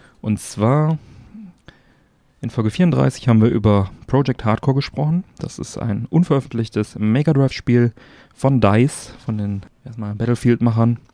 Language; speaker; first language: German; native; German